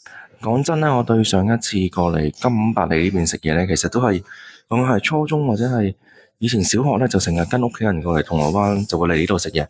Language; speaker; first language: Cantonese; native; Cantonese